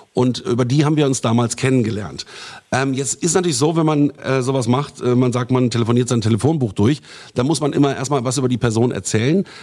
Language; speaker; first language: German; native; German